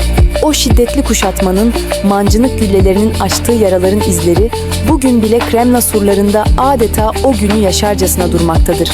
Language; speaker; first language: Turkish; native; Turkish